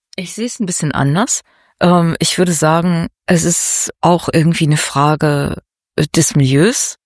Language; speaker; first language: German; native; German